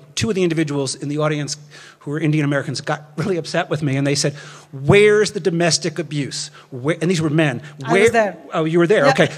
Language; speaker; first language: English; native; English